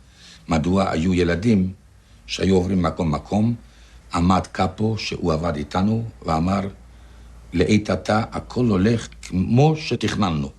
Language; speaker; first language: Hebrew; non-native, fluent; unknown